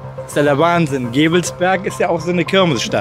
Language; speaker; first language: German; native; German